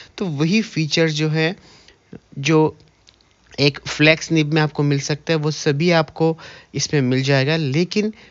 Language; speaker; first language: Hindi; native; Hindi